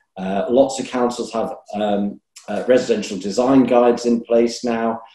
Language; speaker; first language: English; native; English